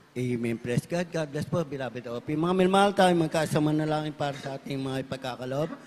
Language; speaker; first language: Filipino; native; Filipino